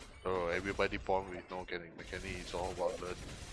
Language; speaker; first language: English; non-native, local second language; Chinese